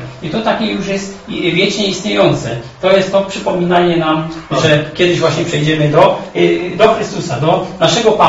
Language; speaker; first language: Polish; native; Polish